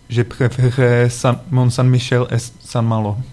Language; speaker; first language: French; non-native, learner; Czech